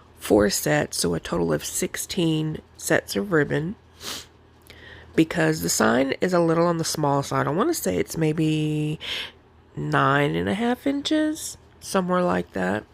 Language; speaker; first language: English; native; English